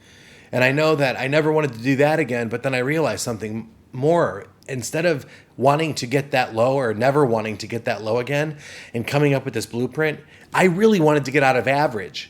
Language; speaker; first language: English; native; English